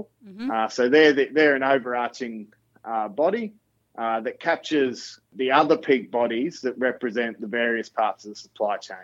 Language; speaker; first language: English; native; English